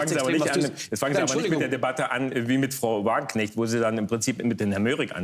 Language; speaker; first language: German; native; German